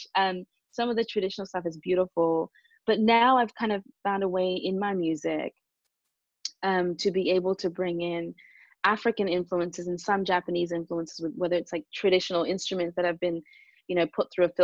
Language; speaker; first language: English; early bilingual, other home language; Japanese